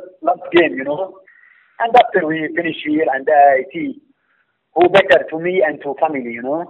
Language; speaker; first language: English; non-native, learner; Arabic